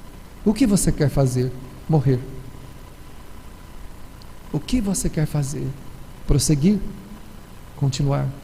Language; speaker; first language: Portuguese; native; Portuguese